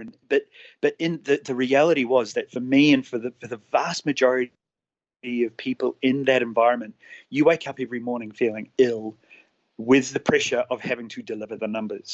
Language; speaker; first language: English; native; English